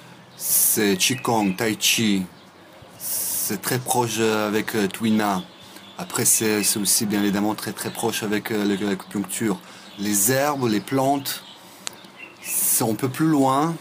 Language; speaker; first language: French; non-native, fluent; Russian